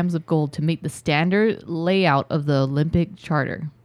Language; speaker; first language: English; early bilingual, other home language; Filipino